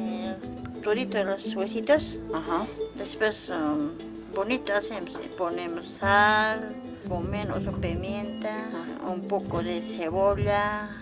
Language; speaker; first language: Spanish; non-native, local second language; Quechua